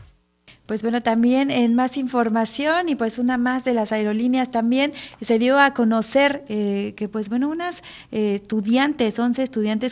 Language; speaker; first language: Spanish; native; Spanish